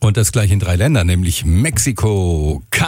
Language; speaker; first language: German; native; German